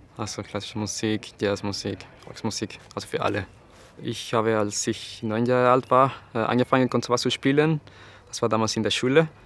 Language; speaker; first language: German; non-native, fluent; Spanish